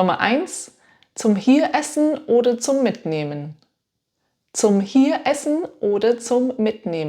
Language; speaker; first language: German; non-native, fluent; English